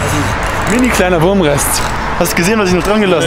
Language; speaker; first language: German; native; German